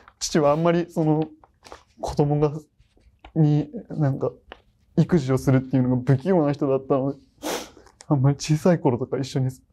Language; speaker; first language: Japanese; native; Japanese